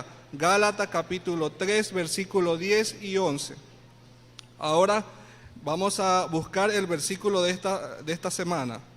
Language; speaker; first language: Spanish; native; Spanish